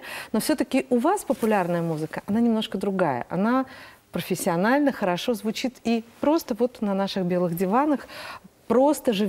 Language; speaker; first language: Russian; native; Russian